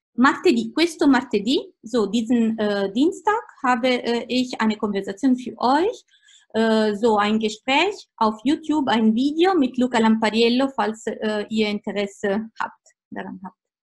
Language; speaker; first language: German; non-native, fluent; Italian